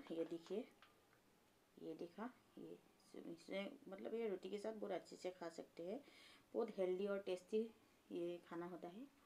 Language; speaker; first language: Hindi; non-native, local second language; Assamese